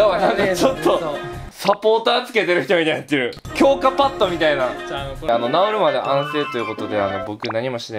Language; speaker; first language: Japanese; native; Japanese